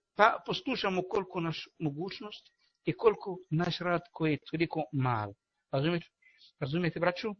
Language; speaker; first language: Bosnian; non-native, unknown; Arabic